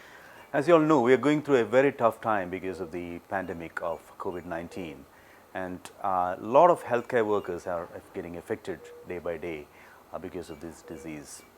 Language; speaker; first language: English; non-native, local second language; Malayalam